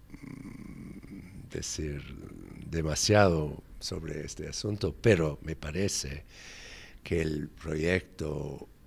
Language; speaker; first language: Spanish; non-native, fluent; English